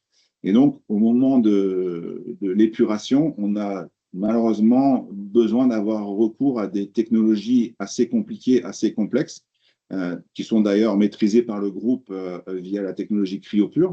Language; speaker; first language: French; native; French